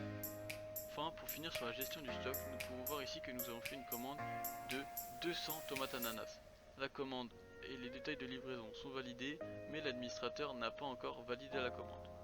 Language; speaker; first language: French; native; French